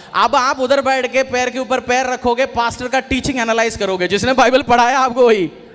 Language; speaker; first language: Hindi; non-native, local second language; Malayalam